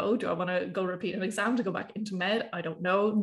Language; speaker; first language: English; native; English